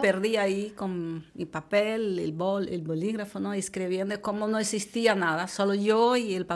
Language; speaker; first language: Spanish; non-native, fluent; Portuguese